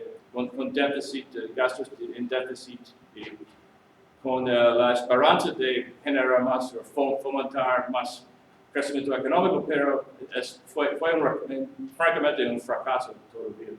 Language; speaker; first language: Spanish; non-native, learner; English